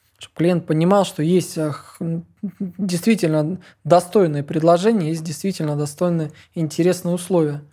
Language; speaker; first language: Russian; native; Russian